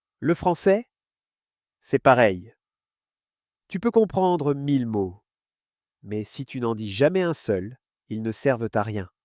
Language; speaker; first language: French; non-native, fluent; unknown